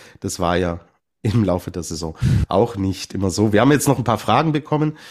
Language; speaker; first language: German; native; German